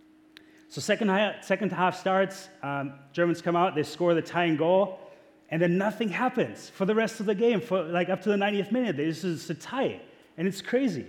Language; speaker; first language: English; non-native, fluent; German